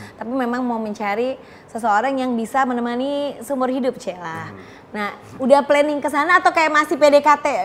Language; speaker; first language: Indonesian; native; Indonesian